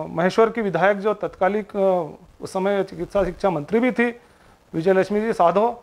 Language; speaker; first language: Hindi; native; Hindi